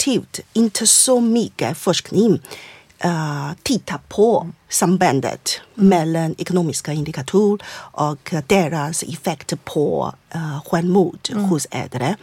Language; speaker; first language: Swedish; non-native, fluent; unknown